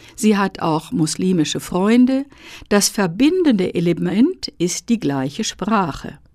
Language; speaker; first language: German; native; German